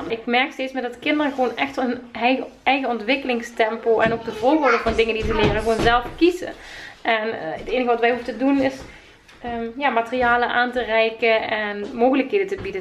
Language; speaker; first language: Dutch; native; Dutch